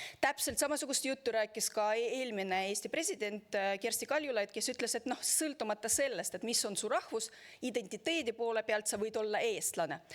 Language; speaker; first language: Estonian; non-native, local second language; Russian